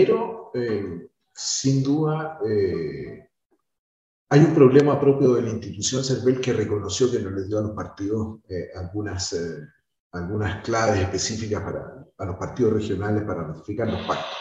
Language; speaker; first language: Spanish; native; Spanish